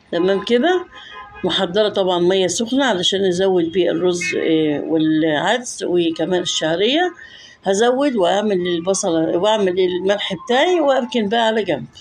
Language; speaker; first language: Arabic; native; Arabic